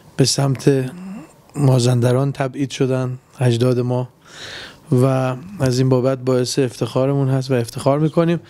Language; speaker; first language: Persian; native; Persian